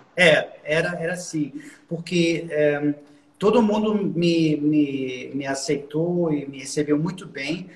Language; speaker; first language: Portuguese; non-native, fluent; German